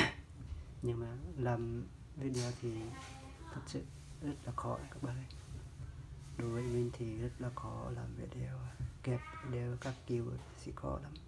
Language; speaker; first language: Vietnamese; non-native, local second language; Jarai